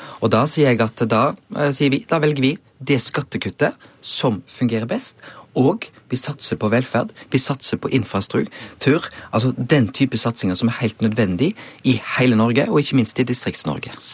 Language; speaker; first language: Norwegian; native; Norwegian